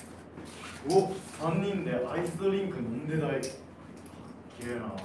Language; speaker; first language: Japanese; native; Japanese